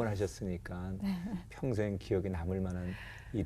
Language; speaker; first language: Korean; native; Korean